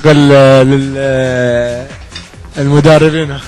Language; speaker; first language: Arabic; native; Arabic